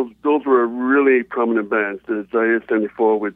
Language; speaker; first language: English; native; English